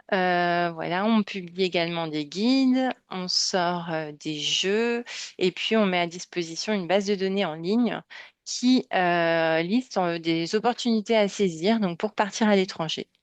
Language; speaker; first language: French; native; French